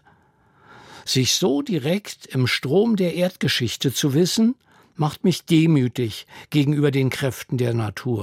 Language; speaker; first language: German; native; German